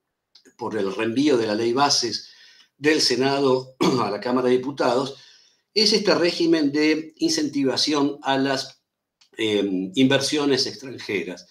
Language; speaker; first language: Spanish; native; Spanish